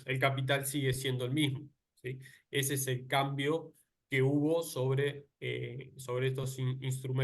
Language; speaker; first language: Spanish; native; Spanish